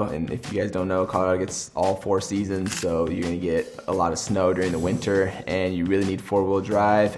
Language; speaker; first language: English; native; English